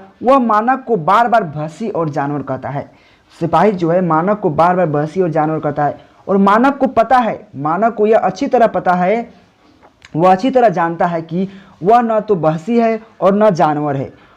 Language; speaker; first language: Hindi; native; Hindi